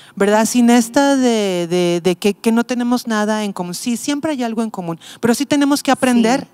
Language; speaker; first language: Spanish; native; Spanish